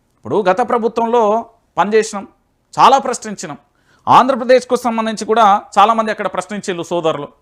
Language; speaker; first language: Telugu; native; Telugu